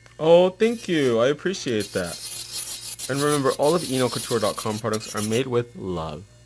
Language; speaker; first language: English; early bilingual, other home language; Spanish